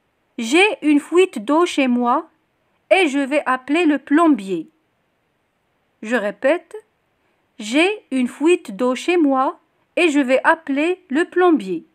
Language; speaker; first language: French; non-native, local second language; Arabic